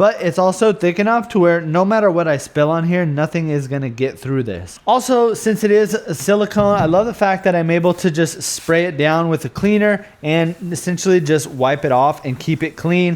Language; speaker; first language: English; native; English